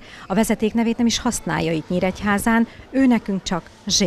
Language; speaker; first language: Hungarian; native; Hungarian